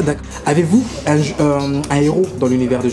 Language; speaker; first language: French; native; French